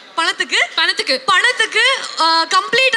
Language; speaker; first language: Tamil; non-native, local second language; Kannada